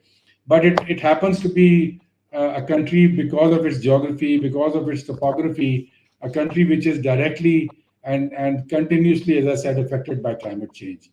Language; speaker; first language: English; non-native, local second language; Urdu